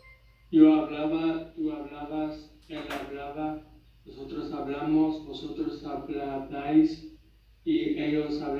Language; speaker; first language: Spanish; non-native, learner; English